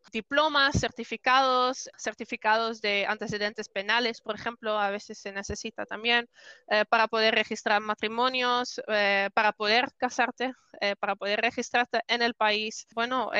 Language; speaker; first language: Spanish; non-native, fluent; Dutch